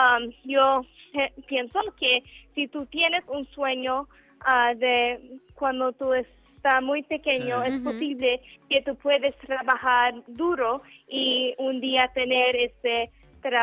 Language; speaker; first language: Spanish; non-native, learner; English